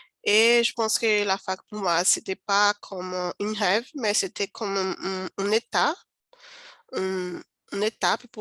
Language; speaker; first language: French; non-native, learner; Portuguese